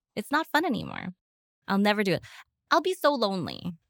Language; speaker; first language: English; native; English